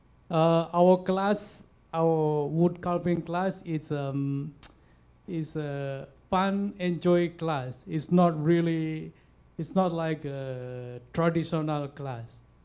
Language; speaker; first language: English; non-native, fluent; Balinese